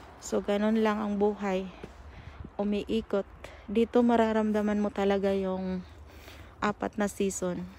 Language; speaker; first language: Filipino; non-native, local second language; Cebuano